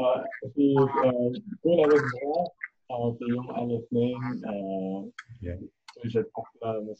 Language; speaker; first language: Arabic; non-native, learner; English